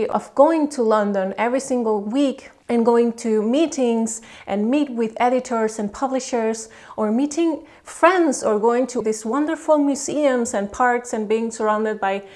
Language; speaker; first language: English; non-native, fluent; Spanish